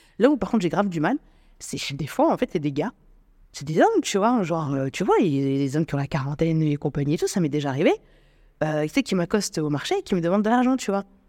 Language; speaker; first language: French; native; French